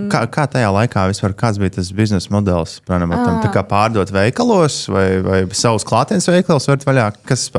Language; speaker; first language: Latvian; native; Latvian